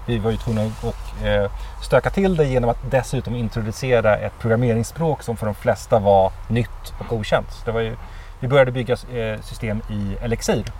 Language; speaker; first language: Swedish; native; Swedish